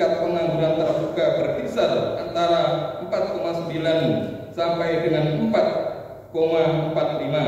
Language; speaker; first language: Indonesian; native; Indonesian